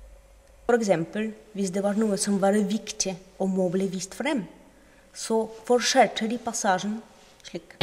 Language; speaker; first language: Norwegian; non-native, fluent; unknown